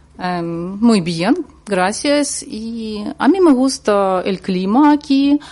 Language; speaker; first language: Spanish; non-native, learner; Ukrainian